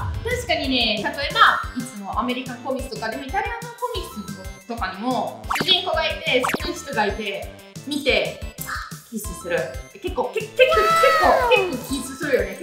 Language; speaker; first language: Japanese; non-native, fluent; Italian